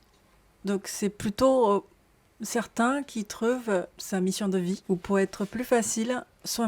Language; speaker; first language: French; non-native, learner; Japanese